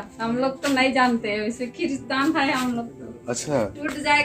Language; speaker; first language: Hindi; non-native, local second language; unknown